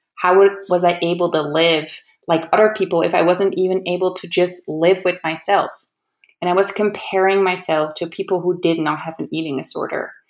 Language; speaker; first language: English; non-native, fluent; Dutch